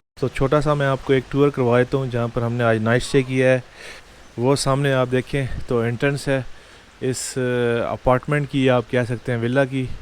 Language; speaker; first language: Urdu; native; Urdu